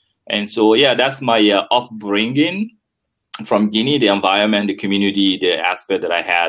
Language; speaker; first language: English; non-native, fluent; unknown